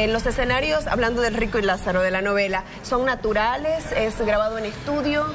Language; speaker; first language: Spanish; native; Spanish